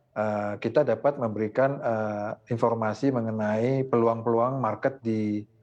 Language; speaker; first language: Indonesian; native; Indonesian